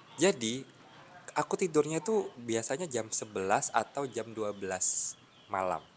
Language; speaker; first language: Indonesian; native; Indonesian